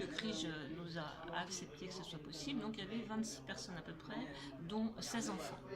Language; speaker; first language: French; native; French